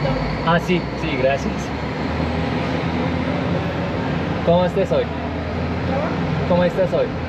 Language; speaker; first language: Spanish; non-native, learner; Turkish